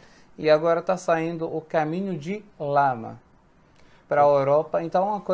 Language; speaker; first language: Portuguese; non-native, fluent; Arabic